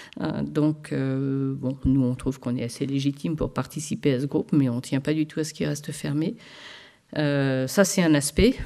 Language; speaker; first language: French; native; French